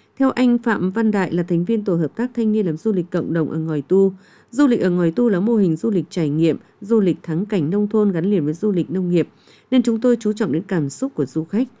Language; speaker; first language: Vietnamese; native; Vietnamese